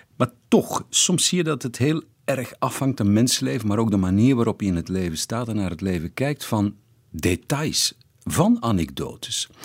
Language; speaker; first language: Dutch; native; Dutch